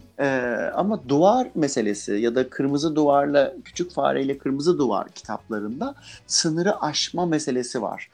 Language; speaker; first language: Turkish; native; Turkish